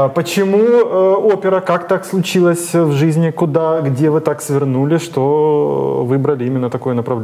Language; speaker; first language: Russian; native; Russian